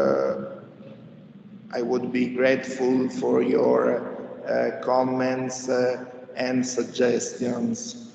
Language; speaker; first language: English; non-native, fluent; Italian